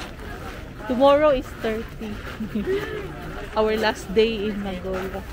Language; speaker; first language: English; non-native, local second language; Filipino